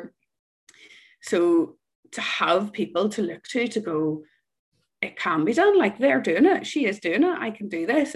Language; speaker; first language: English; native; English